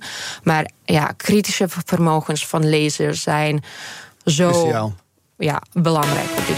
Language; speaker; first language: Dutch; non-native, fluent; Ukrainian